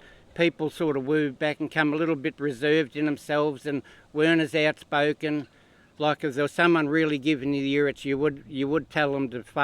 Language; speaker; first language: English; native; English